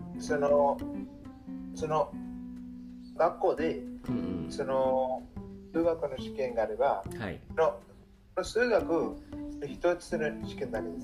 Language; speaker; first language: Japanese; non-native, learner; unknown